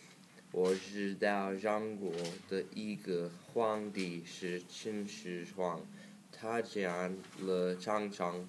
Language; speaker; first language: Chinese; non-native, learner; English